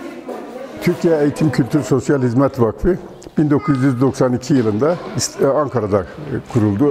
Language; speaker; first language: Turkish; native; Turkish